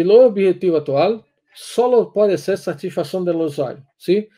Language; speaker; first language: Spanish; non-native, learner; Portuguese